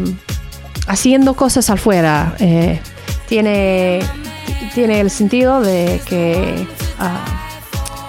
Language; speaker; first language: Spanish; non-native, learner; English